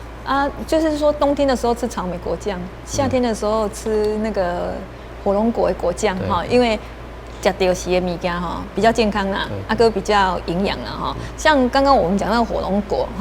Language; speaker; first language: Chinese; native; Chinese